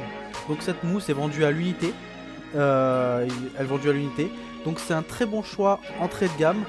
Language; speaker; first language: French; native; French